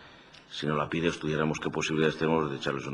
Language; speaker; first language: Spanish; native; Spanish